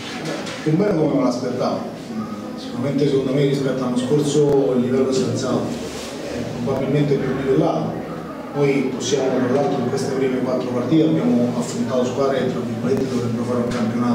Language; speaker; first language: Italian; native; Italian